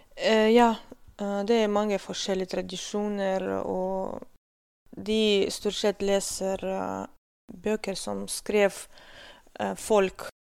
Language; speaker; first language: Norwegian; non-native, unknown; Russian